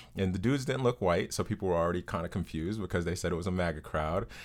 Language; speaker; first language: English; early bilingual, other home language; Yoruba